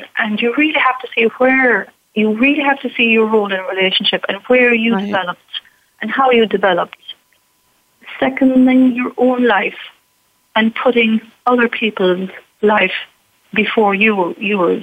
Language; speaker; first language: English; native; English